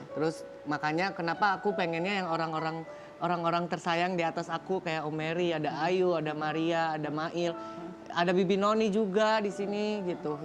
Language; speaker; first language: Indonesian; native; Indonesian